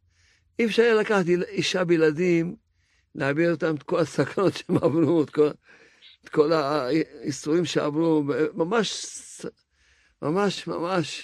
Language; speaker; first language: Hebrew; non-native, fluent; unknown